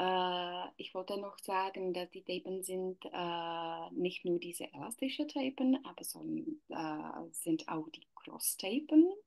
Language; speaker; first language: German; non-native, learner; Czech